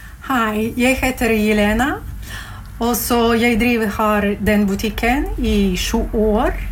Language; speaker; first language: Norwegian; non-native, learner; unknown